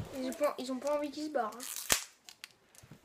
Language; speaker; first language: French; native; French